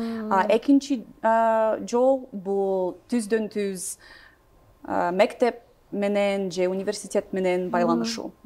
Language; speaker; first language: Kyrgyz; non-native, learner; English